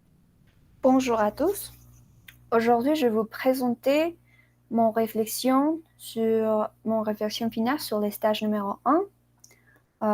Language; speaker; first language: French; non-native, learner; Spanish